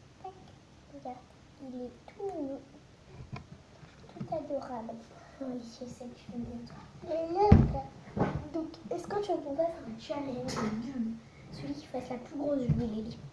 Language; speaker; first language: French; native; French